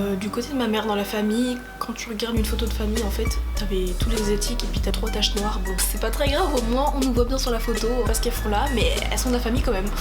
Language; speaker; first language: French; native; French